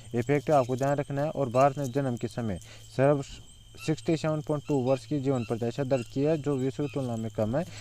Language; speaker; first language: Hindi; native; Hindi